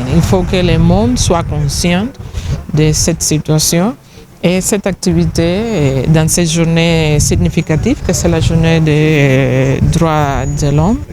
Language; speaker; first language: French; non-native, fluent; Spanish